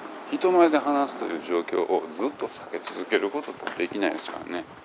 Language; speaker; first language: Japanese; native; Japanese